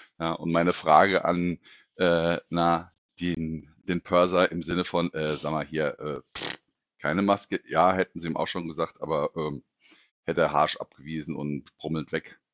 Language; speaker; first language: German; native; German